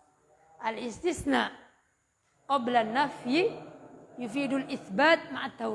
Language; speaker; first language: Arabic; non-native, fluent; Indonesian